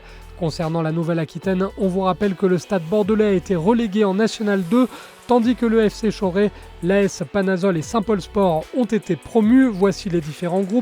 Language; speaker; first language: French; native; French